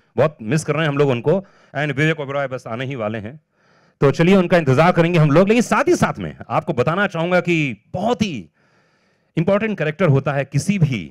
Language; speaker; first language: Hindi; native; Hindi